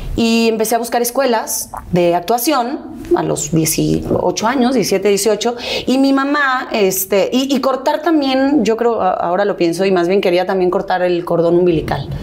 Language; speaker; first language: Spanish; early bilingual, other home language; Catalan